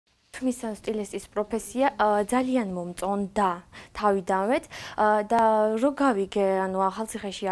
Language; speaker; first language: Georgian; non-native, local second language; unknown